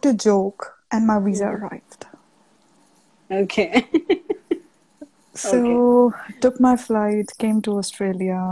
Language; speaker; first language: English; non-native, local second language; Punjabi